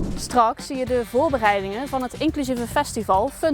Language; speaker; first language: Dutch; native; Dutch